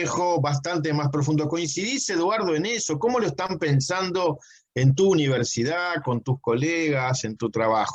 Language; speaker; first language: Spanish; native; Spanish